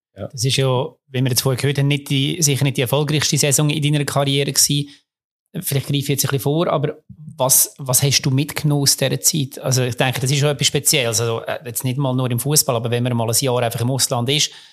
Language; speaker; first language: German; native; German